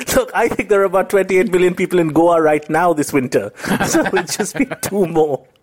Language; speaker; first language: English; non-native, local second language; Bangla